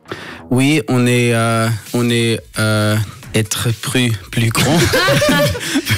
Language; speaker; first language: French; non-native, local second language; German